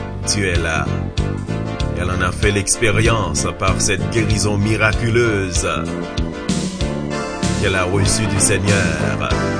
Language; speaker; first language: French; native; French